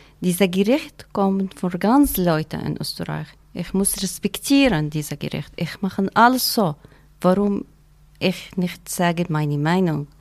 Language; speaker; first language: German; non-native, learner; Kurdish